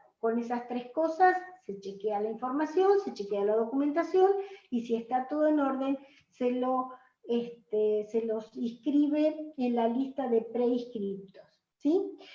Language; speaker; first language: Spanish; native; Spanish